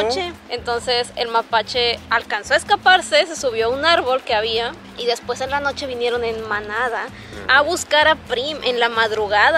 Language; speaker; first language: Spanish; native; Spanish